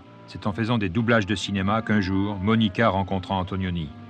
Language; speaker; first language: French; native; French